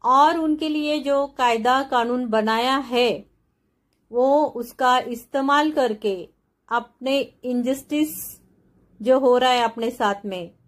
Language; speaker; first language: Hindi; non-native, local second language; Marathi